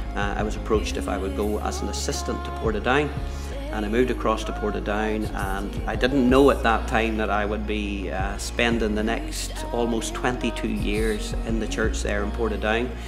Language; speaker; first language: English; native; English